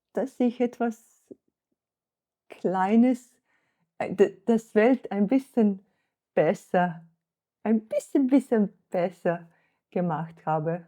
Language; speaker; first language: German; non-native, fluent; Slovenian